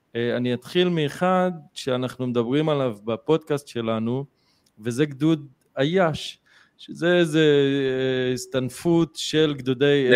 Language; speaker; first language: Hebrew; native; Hebrew